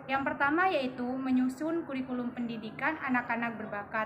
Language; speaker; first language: Indonesian; non-native, local second language; Madurese